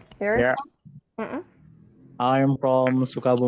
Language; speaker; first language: English; non-native, learner; Indonesian